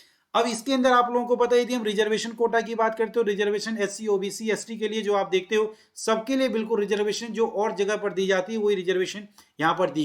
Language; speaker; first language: Hindi; native; Hindi